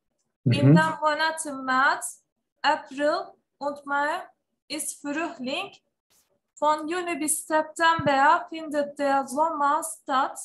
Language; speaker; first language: German; non-native, learner; Turkish